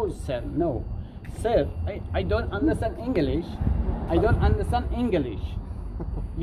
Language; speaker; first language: English; non-native, learner; Persian